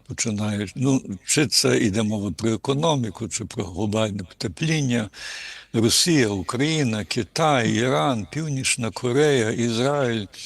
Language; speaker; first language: Ukrainian; early bilingual, heritage; Ukrainian